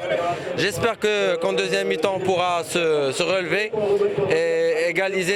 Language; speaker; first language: French; non-native, local second language; Wolof